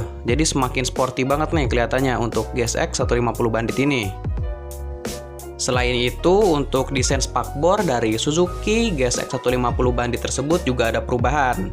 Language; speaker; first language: Indonesian; native; Indonesian